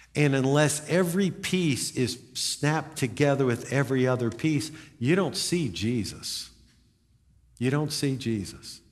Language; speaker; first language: English; native; English